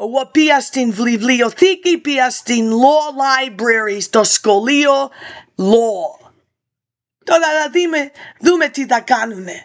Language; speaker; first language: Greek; early bilingual, heritage; English